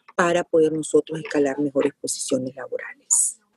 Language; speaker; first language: Spanish; native; Spanish